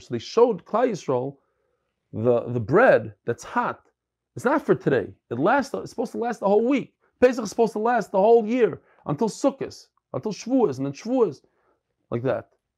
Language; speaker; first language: English; native; English